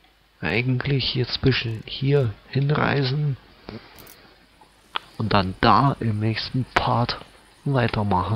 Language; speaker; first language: German; native; German